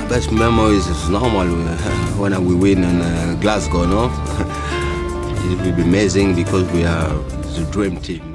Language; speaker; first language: English; non-native, learner; French